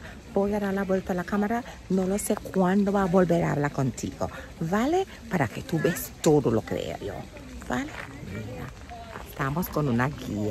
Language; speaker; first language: Spanish; non-native, fluent; English